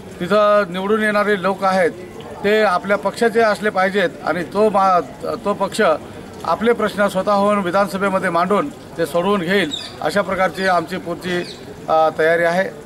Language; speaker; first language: Marathi; non-native, local second language; Kukna